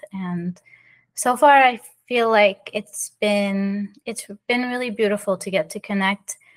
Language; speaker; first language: English; early bilingual, other home language; French